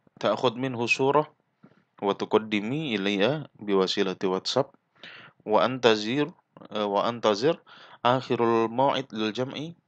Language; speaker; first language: Arabic; non-native, fluent; Malay